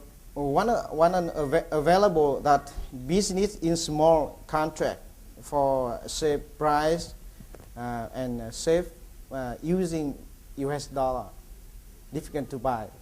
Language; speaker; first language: English; non-native, learner; Vietnamese